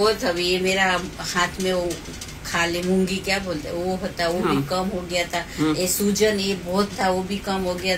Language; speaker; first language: Hindi; non-native, local second language; Gujarati